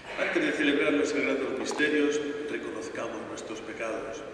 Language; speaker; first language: Spanish; native; Spanish